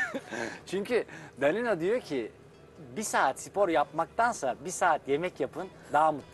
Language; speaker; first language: Turkish; native; Turkish